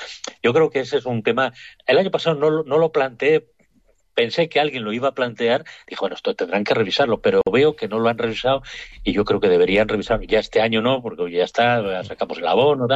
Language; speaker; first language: Spanish; native; Spanish